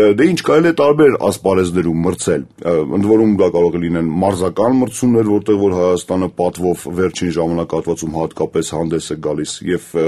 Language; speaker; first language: Armenian; native; Armenian